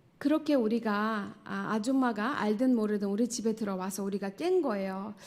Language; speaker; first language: Korean; non-native, fluent; Tajik